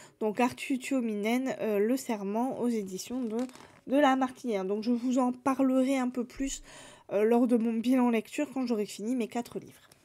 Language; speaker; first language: French; native; French